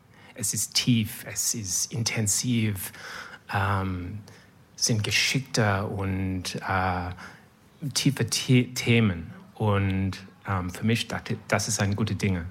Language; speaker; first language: German; non-native, learner; English